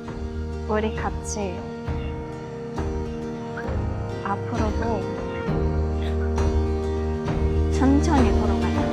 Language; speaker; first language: Korean; non-native, fluent; Japanese